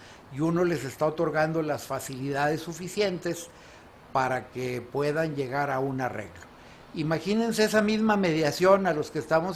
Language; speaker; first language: Spanish; native; Spanish